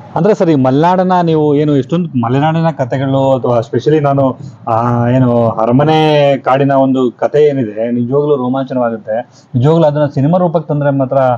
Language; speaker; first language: Kannada; native; Kannada